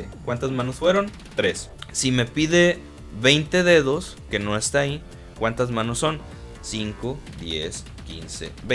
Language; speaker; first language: Spanish; native; Spanish